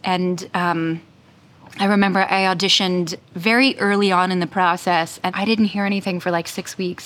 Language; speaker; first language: English; native; English